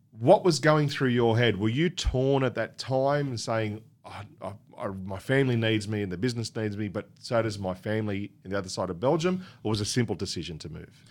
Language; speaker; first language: English; native; English